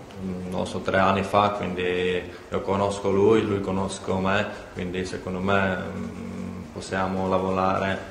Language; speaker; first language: Italian; non-native, learner; Czech